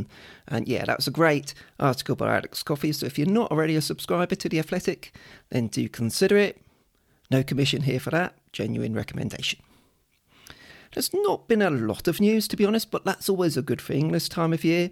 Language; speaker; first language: English; native; English